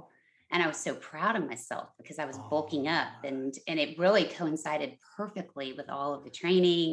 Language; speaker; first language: English; native; English